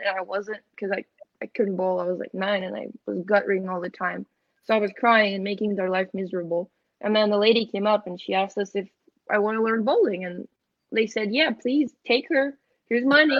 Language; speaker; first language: English; non-native, fluent; Ukrainian